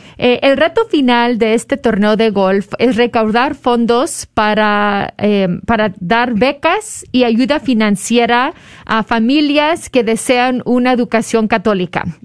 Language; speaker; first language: Spanish; early bilingual, heritage; Spanish